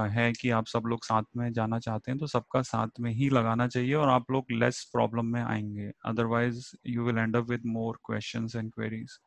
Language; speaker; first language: Hindi; native; Hindi